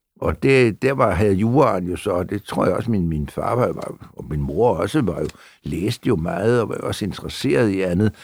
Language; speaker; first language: Danish; native; Danish